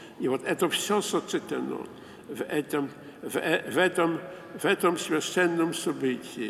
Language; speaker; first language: Polish; non-native, local second language; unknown